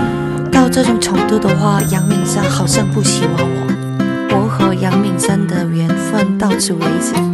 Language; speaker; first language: Chinese; non-native, learner; Korean